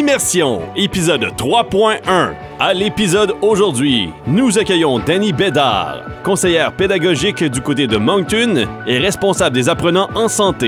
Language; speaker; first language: French; native; French